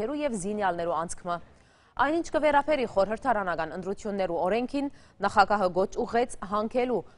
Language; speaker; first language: Armenian; early bilingual, heritage; Armenian